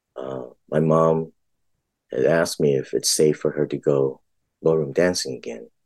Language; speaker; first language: English; non-native, local second language; Filipino